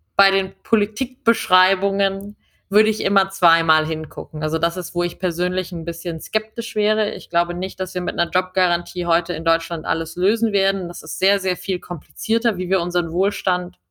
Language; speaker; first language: German; native; German